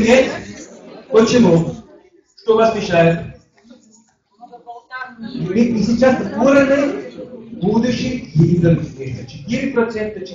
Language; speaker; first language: Russian; non-native, learner; German